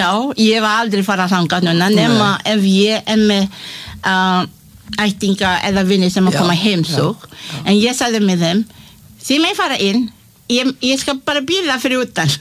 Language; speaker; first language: Icelandic; non-native, learner; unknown